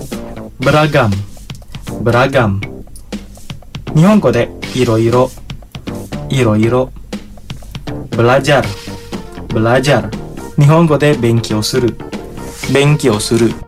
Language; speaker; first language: Japanese; non-native, fluent; Indonesian